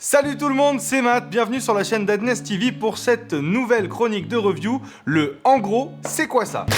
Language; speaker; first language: French; native; French